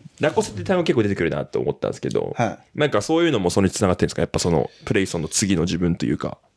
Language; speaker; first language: Japanese; native; Japanese